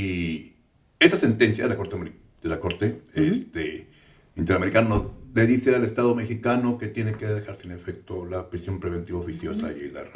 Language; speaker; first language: Spanish; native; Spanish